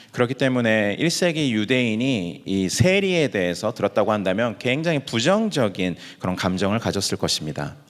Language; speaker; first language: Korean; native; Korean